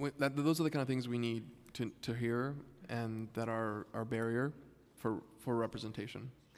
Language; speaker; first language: English; early bilingual, other home language; Spanish